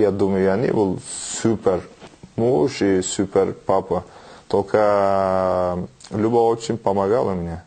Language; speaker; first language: Russian; non-native, learner; Turkish